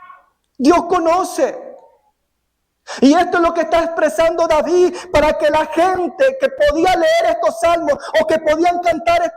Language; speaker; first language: Spanish; native; Spanish